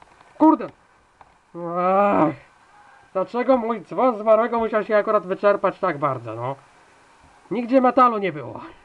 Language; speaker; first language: Polish; native; Polish